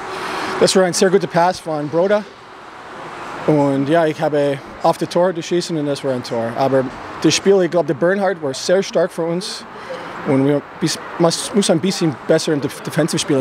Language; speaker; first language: German; non-native, learner; English